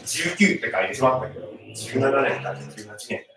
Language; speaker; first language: Japanese; native; Japanese